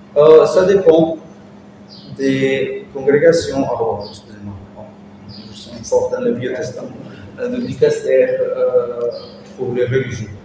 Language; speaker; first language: French; non-native, fluent; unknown